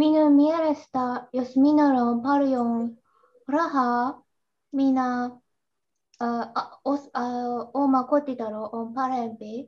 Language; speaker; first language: Finnish; non-native, learner; Japanese